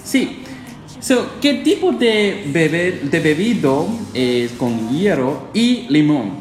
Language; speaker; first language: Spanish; non-native, learner; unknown